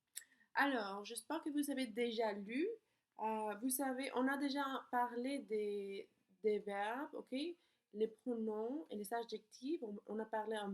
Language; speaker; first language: French; non-native, fluent; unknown